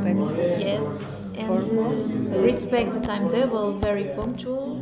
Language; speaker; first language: English; non-native, learner; Portuguese